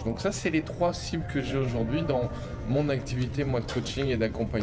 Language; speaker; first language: French; native; French